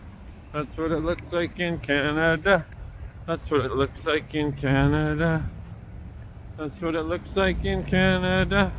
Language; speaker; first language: English; native; English